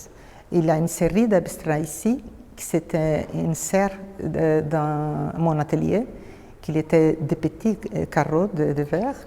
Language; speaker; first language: French; non-native, fluent; Portuguese